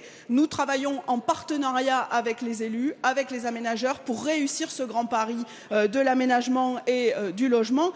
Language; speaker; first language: French; native; French